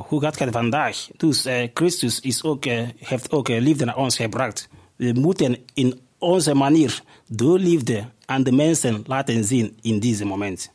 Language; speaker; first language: Dutch; non-native, fluent; Igbo